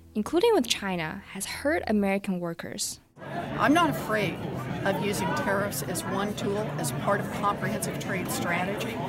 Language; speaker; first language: English; non-native, fluent; Chinese